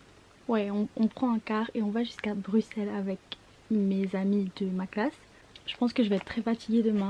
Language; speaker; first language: French; native; French